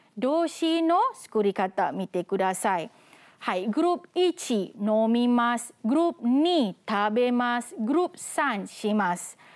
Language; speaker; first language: Japanese; non-native, fluent; Malay